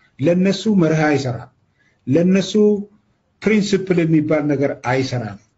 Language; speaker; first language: Amharic; non-native, local second language; Oromo